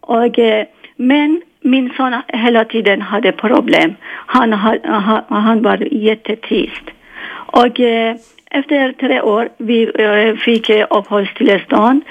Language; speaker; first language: Swedish; non-native, learner; Persian